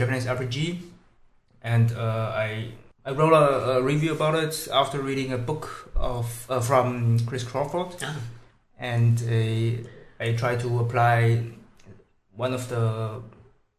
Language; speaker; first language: English; non-native, fluent; Chinese